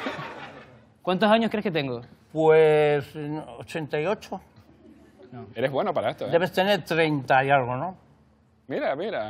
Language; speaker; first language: Spanish; native; Spanish